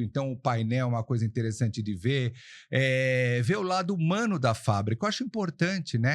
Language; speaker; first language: Portuguese; native; Portuguese